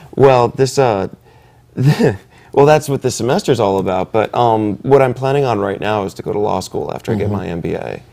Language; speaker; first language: English; native; English